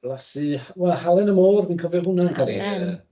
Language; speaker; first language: Welsh; native; Welsh